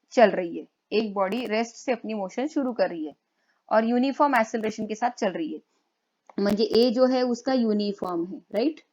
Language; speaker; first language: Hindi; non-native, local second language; Marathi